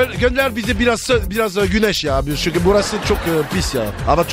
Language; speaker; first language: Turkish; non-native, learner; French